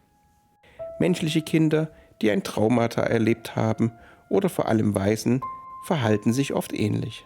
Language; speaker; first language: German; native; German